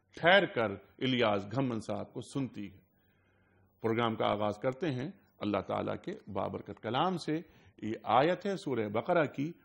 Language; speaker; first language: Urdu; native; Urdu